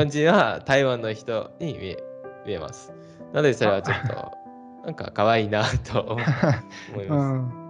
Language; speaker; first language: Japanese; non-native, learner; Indonesian